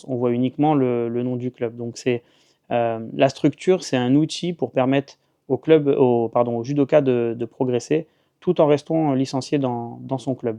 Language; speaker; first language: French; native; French